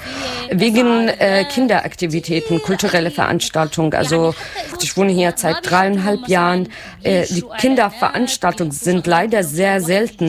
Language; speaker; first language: German; non-native, learner; Arabic